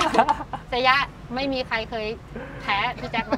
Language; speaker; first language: Thai; native; Thai